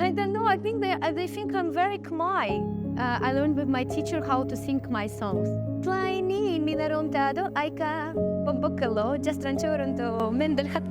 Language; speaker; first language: English; non-native, fluent; Russian